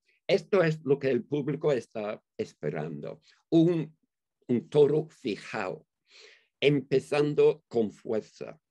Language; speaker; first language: Spanish; non-native, fluent; English